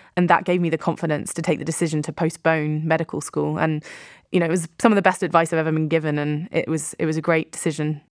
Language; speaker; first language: English; native; English